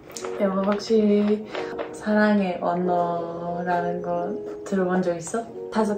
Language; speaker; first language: Korean; non-native, learner; Dutch